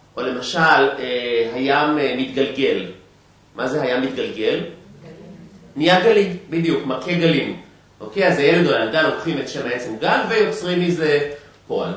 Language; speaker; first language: Hebrew; native; Hebrew